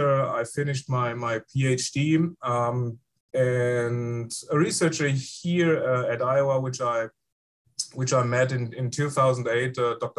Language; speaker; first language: English; non-native, fluent; German